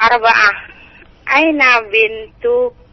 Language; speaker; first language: Arabic; non-native, learner; Indonesian